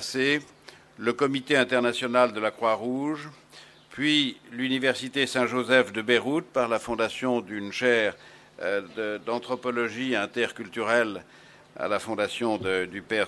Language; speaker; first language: French; native; French